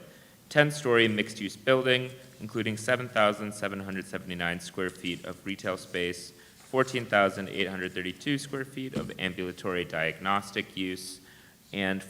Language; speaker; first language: English; native; English